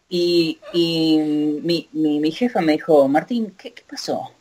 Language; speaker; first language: Spanish; native; Spanish